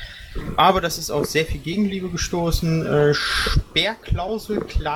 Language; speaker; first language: German; native; German